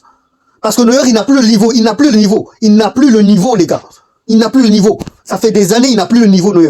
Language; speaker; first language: French; native; French